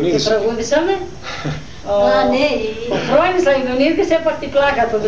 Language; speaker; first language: Greek; native; Greek